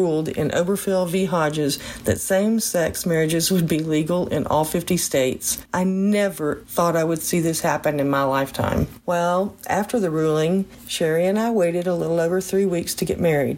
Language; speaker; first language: English; native; English